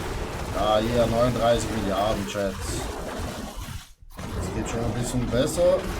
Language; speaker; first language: German; native; German